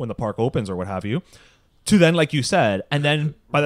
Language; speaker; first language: English; early bilingual, other home language; Spanish